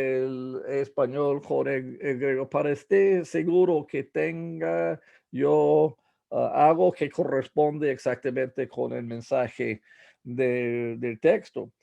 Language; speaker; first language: Spanish; non-native, fluent; English